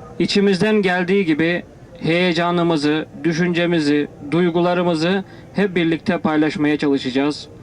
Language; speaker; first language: Turkish; native; Turkish